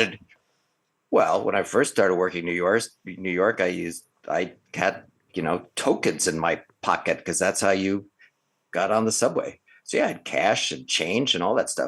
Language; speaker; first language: English; native; English